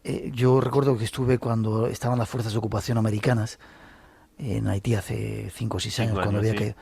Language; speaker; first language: Spanish; native; Spanish